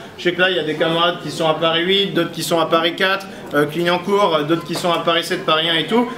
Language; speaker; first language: French; native; French